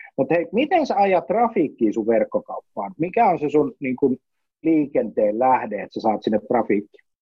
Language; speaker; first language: Finnish; native; Finnish